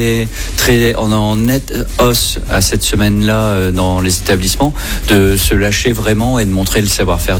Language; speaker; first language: French; native; French